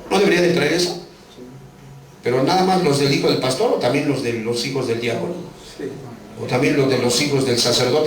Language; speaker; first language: Spanish; native; Spanish